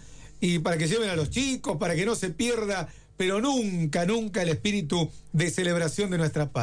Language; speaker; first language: Spanish; native; Spanish